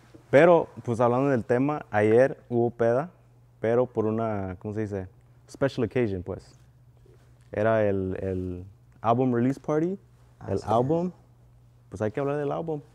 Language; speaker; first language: Spanish; early bilingual, heritage; Spanish